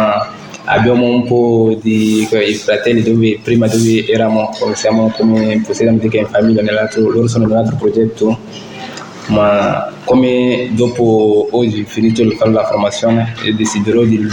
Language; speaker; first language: Italian; non-native, learner; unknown